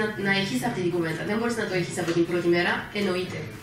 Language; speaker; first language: Greek; non-native, fluent; French